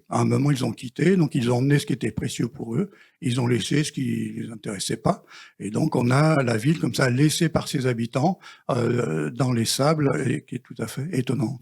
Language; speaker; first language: French; native; French